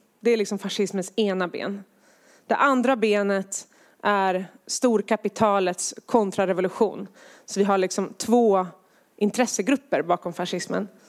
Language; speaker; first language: Swedish; native; Swedish